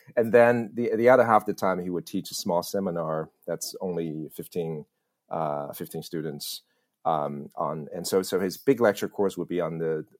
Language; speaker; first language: English; early bilingual, other home language; Chinese